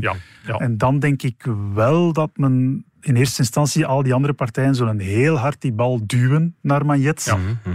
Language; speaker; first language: Dutch; native; Dutch